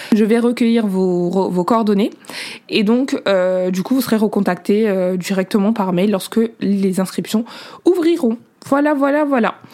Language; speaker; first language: French; native; French